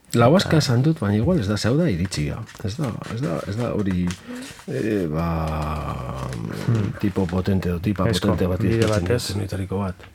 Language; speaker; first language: Basque; native; Basque